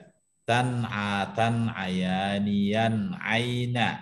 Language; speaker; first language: Arabic; non-native, fluent; Indonesian